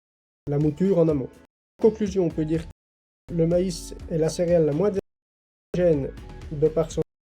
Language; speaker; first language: French; native; French